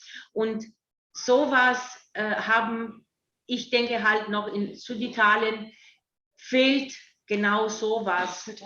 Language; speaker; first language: German; non-native, fluent; Italian